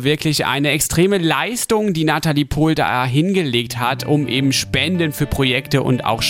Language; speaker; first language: German; native; German